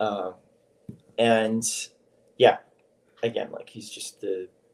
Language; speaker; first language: English; native; English